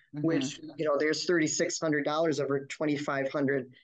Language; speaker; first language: English; early bilingual, other home language; German